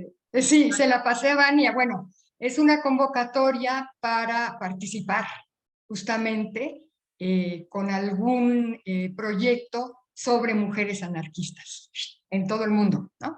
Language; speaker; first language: Spanish; native; Spanish